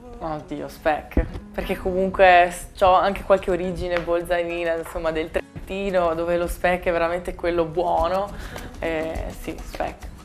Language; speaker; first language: Italian; early bilingual, other home language; Albanian